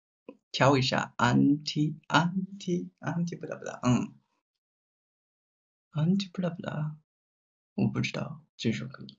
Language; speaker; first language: Chinese; non-native, learner; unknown